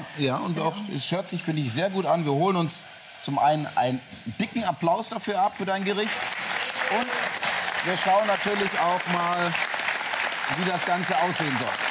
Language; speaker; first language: German; native; German